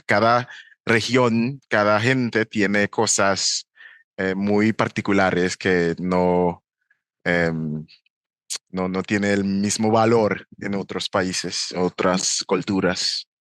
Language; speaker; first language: Spanish; non-native, fluent; English